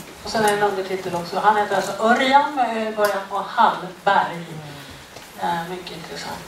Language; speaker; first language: Swedish; native; Swedish